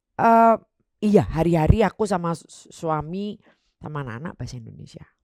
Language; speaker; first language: Indonesian; native; Indonesian